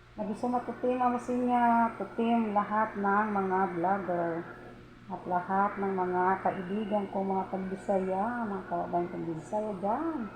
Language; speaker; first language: Filipino; non-native, local second language; Cebuano